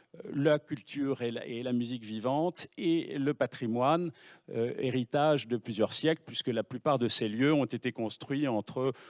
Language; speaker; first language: French; native; French